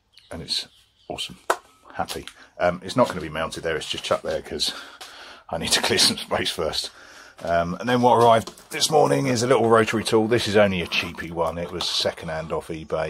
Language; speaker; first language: English; native; English